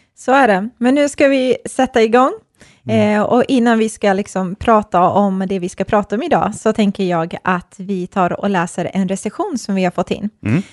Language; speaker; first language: Swedish; early bilingual, other home language; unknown